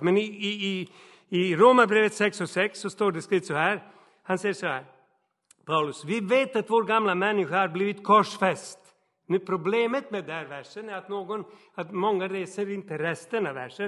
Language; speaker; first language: Swedish; non-native, fluent; Serbian